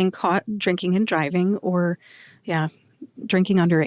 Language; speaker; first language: English; native; English